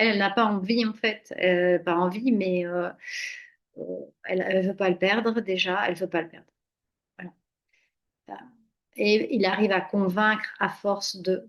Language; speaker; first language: French; native; French